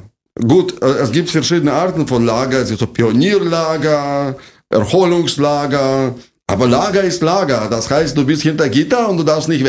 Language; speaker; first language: German; non-native, fluent; Russian